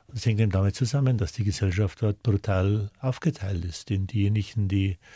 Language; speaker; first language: German; native; German